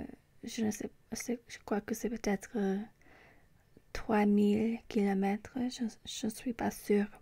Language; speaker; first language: French; non-native, learner; English